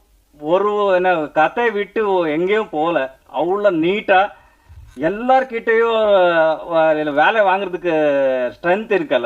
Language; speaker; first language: Tamil; non-native, learner; Kannada